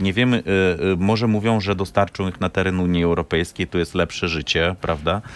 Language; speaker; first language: Polish; non-native, fluent; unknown